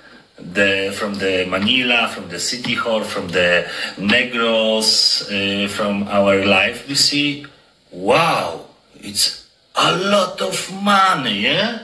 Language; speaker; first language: English; non-native, learner; Polish